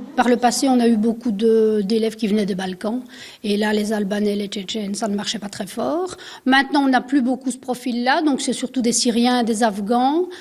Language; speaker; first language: French; native; French